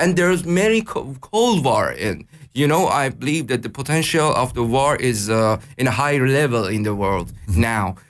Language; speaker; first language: English; non-native, learner; Persian